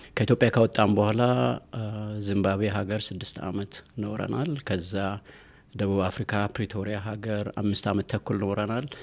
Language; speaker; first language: Amharic; non-native, local second language; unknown